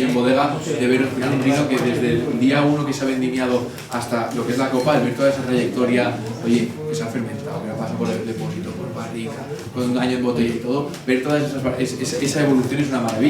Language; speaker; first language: Spanish; native; Spanish